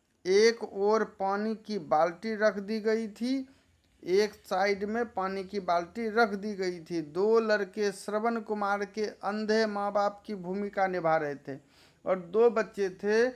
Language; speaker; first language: Hindi; native; Hindi